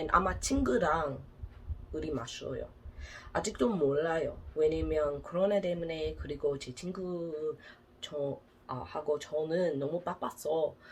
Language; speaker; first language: Korean; non-native, learner; English